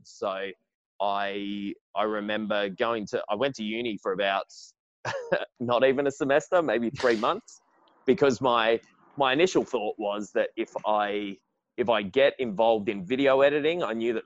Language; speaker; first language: English; native; English